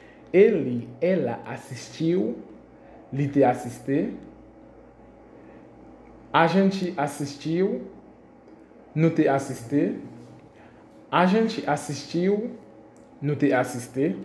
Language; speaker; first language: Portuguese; non-native, fluent; Haitian Creole